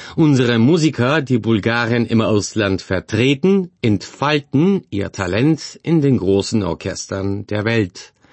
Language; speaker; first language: German; non-native, fluent; Bulgarian